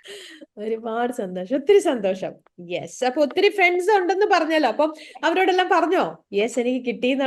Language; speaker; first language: Malayalam; native; Malayalam